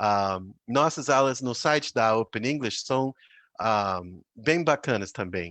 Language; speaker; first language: Portuguese; non-native, fluent; English